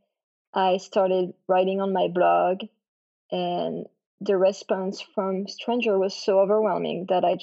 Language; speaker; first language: English; non-native, fluent; French